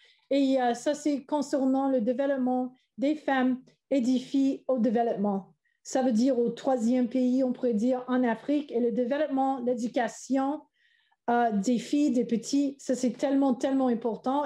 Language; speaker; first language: French; non-native, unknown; English